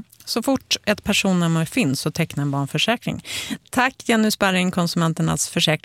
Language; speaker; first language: Swedish; native; Swedish